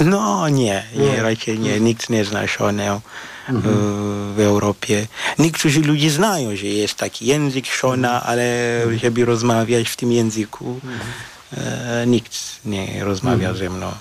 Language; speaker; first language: Polish; non-native, fluent; Shona